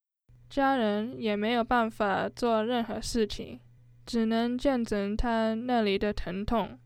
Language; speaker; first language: Chinese; early bilingual, heritage; Chinese